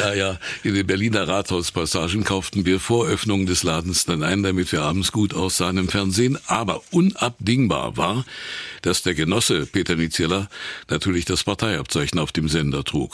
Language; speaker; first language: German; native; German